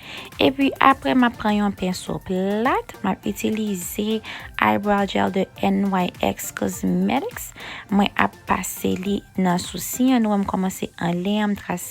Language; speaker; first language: French; non-native, learner; Haitian Creole